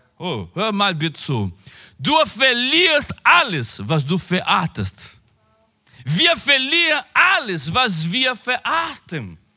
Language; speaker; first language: German; non-native, learner; Portuguese